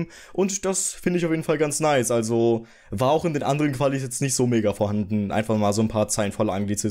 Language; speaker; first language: German; native; German